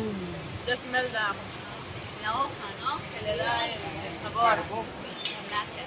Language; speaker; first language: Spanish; native; Spanish